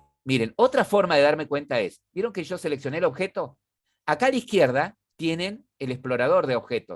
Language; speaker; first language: Spanish; native; Spanish